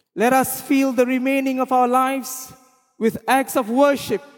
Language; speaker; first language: English; non-native, local second language; Malay